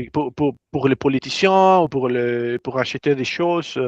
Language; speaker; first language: French; non-native, fluent; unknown